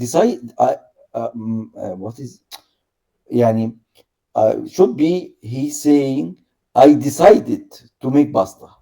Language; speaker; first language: English; non-native, learner; Arabic